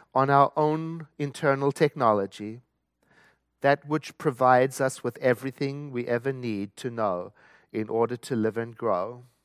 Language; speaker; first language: English; native; English